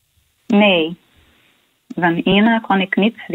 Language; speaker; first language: Dutch; non-native, learner; Portuguese